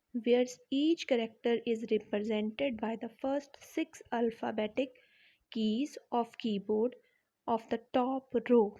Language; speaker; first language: English; non-native, local second language; Punjabi